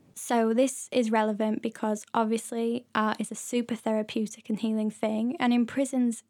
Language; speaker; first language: English; native; English